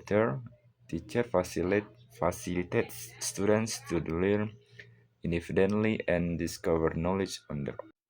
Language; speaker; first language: English; non-native, learner; Indonesian